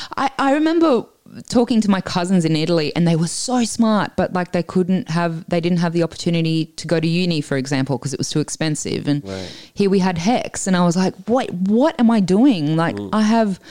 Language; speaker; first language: English; early bilingual, other home language; Italian